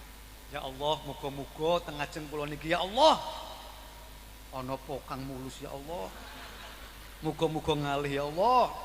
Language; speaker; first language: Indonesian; non-native, local second language; Javanese